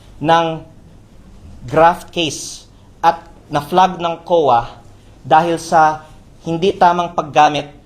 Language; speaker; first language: Filipino; native; Filipino